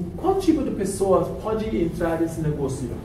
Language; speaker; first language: Portuguese; non-native, learner; English